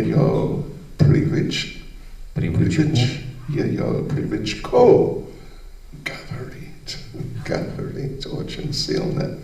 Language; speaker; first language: Russian; non-native, learner; English